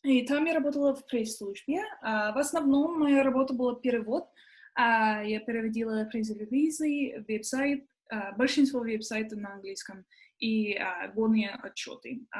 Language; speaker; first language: Russian; non-native, fluent; English